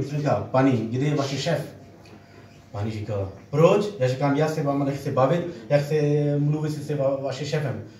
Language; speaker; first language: Czech; non-native, learner; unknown